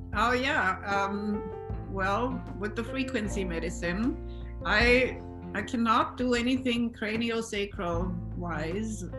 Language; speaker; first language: English; non-native, fluent; German